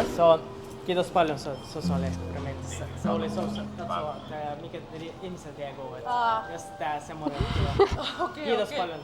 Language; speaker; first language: Finnish; non-native, learner; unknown